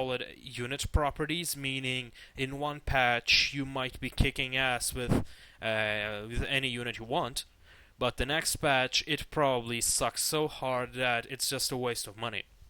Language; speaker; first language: English; non-native, fluent; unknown